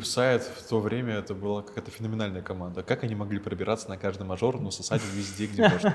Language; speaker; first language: Russian; native; Russian